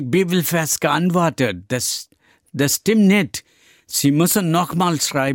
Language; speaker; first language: German; non-native, learner; Tamil